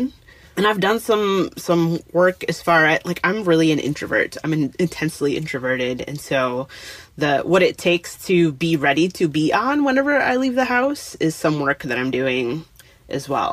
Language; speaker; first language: English; native; English